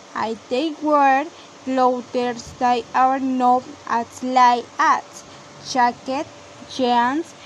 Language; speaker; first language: English; non-native, learner; Spanish